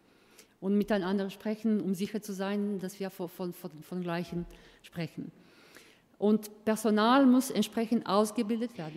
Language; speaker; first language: German; non-native, fluent; Croatian